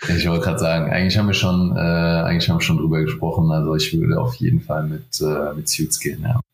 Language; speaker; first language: German; native; German